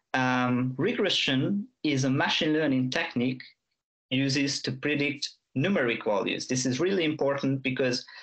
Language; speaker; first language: English; non-native, fluent; Hungarian